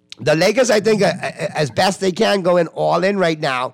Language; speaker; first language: English; native; English